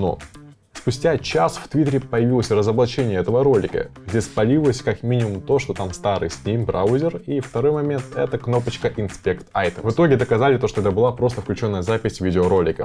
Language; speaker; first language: Russian; native; Russian